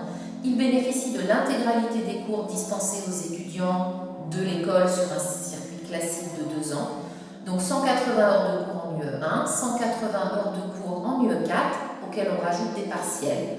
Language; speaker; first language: French; native; French